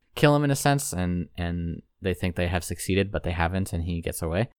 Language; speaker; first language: English; native; English